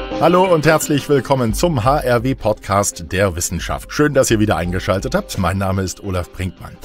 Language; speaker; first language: German; native; German